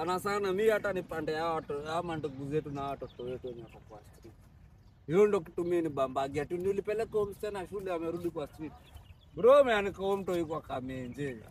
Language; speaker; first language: Swahili; native; Swahili